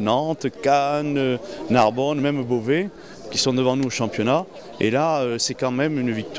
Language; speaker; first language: French; native; French